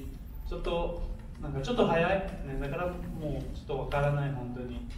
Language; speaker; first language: Japanese; non-native, learner; Portuguese